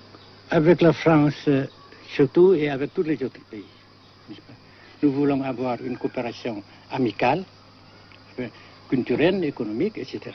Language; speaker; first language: French; non-native, fluent; Vietnamese